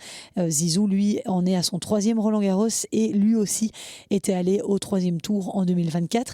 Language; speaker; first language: French; native; French